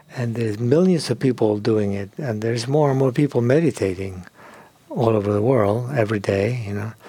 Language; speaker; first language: English; non-native, fluent; Spanish